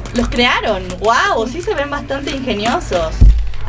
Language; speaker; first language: Spanish; native; Spanish